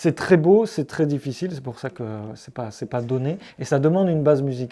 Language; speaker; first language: French; native; French